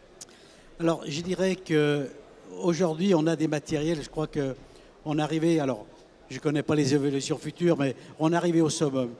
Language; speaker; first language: French; native; French